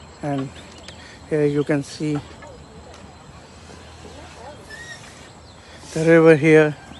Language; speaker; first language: English; non-native, learner; Urdu